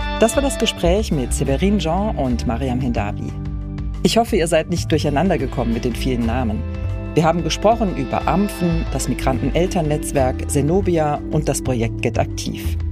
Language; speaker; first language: German; native; German